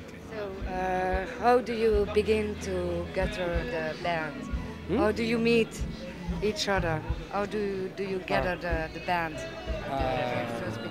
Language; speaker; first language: English; non-native, learner; French